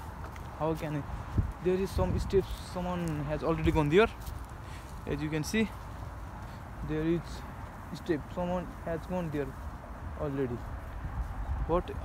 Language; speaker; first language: English; non-native, learner; Nepali